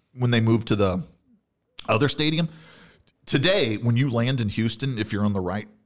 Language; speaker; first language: English; native; English